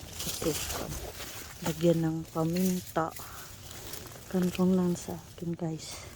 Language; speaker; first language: Filipino; non-native, local second language; Cebuano